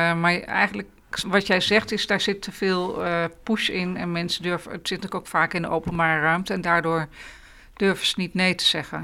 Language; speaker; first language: Dutch; native; Dutch